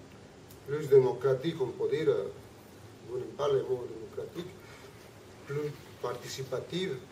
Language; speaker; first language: French; non-native, learner; Spanish